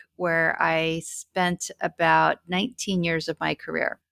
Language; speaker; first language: English; native; English